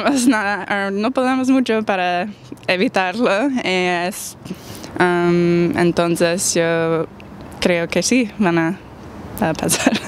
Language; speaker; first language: Spanish; non-native, learner; English